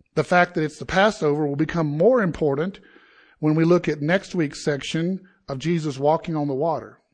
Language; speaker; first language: English; native; English